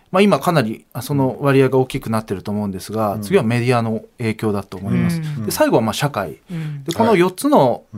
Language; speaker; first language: Japanese; native; Japanese